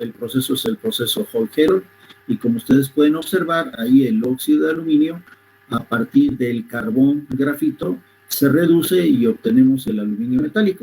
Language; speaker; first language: Spanish; native; Spanish